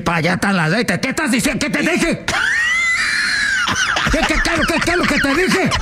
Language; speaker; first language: Spanish; native; Spanish